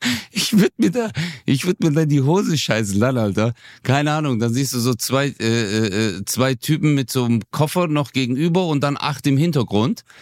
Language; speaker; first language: German; native; German